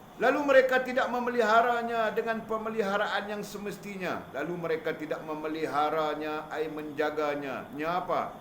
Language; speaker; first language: Malay; native; Malay